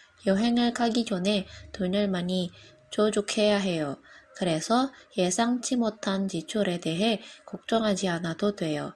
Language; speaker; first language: Korean; non-native, learner; Indonesian